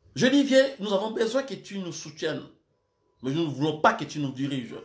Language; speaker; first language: French; non-native, local second language; Lingala